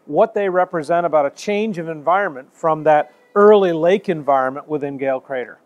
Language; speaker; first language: English; native; English